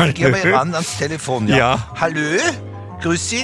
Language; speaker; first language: German; native; German